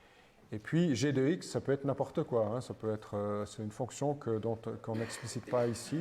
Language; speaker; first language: French; native; French